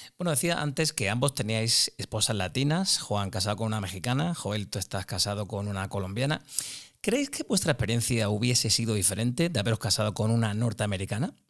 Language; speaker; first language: Spanish; native; Spanish